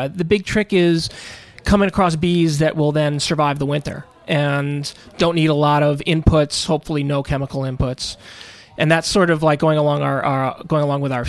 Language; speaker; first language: English; native; English